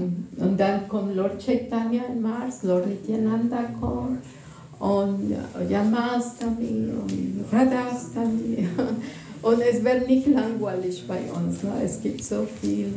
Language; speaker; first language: German; non-native, fluent; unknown